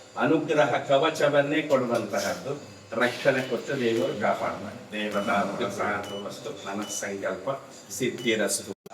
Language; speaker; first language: Kannada; non-native, local second language; Tulu